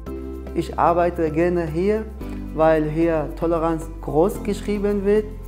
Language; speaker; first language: German; non-native, learner; Persian